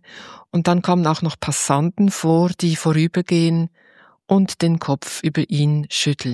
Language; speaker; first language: German; native; German